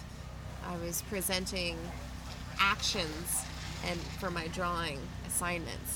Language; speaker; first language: English; native; English